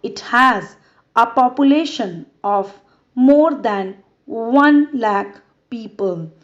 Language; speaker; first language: English; non-native, local second language; Punjabi